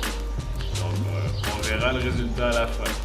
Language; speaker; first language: French; native; French